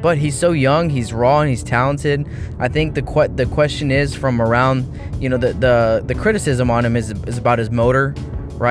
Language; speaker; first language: English; native; English